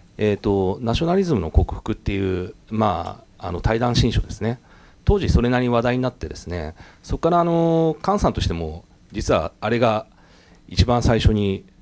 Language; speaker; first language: Japanese; native; Japanese